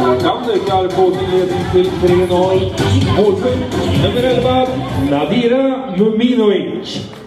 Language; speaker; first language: Swedish; native; Swedish